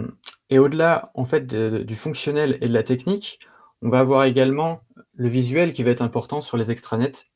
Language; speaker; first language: French; native; French